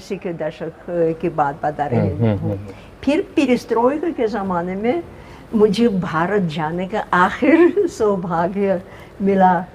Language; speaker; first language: Hindi; non-native, fluent; Russian